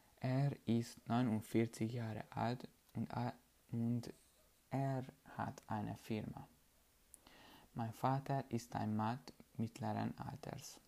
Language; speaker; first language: German; non-native, learner; Hungarian